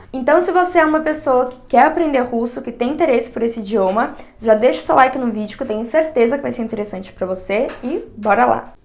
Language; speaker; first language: Portuguese; native; Portuguese